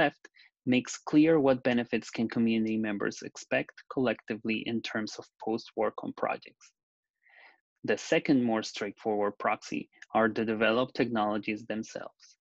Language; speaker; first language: English; non-native, fluent; Spanish